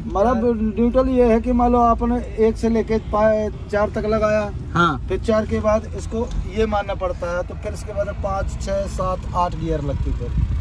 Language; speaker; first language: Hindi; native; Hindi